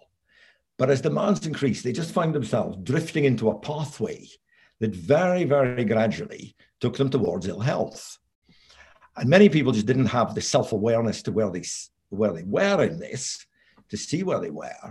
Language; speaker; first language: English; native; English